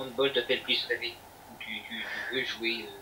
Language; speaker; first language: French; native; French